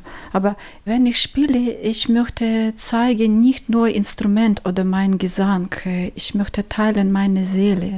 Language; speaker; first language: German; non-native, learner; Ukrainian